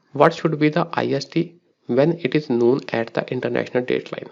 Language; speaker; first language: English; non-native, local second language; Punjabi